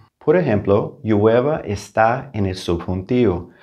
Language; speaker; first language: Spanish; non-native, fluent; English